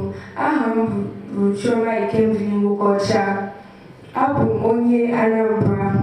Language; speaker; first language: Igbo; non-native, learner; English